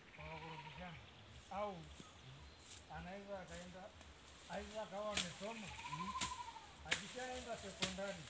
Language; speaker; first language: Swahili; non-native, local second language; Masai